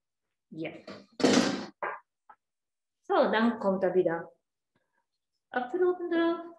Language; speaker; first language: German; non-native, learner; Japanese